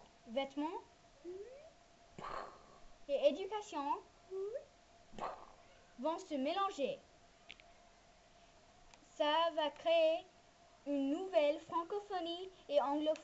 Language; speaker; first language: French; non-native, learner; English